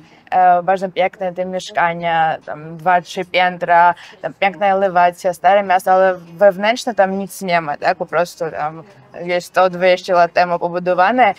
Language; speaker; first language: Polish; non-native, fluent; Georgian